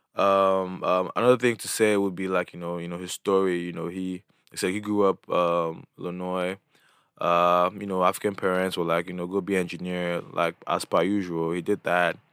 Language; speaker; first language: English; non-native, local second language; Igbo